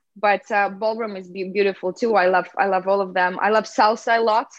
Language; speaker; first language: English; non-native, fluent; Russian